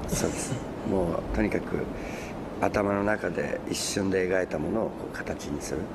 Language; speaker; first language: Japanese; native; Japanese